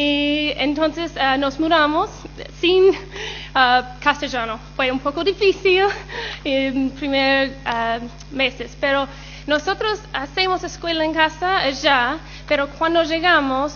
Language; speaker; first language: Spanish; non-native, learner; English